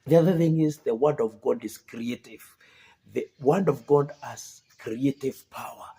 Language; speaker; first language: English; non-native, local second language; Swahili